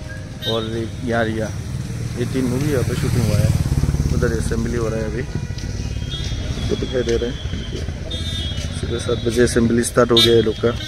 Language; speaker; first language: Hindi; non-native, local second language; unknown